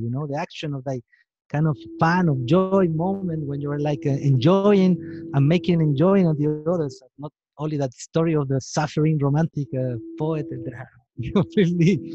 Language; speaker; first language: English; non-native, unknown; Spanish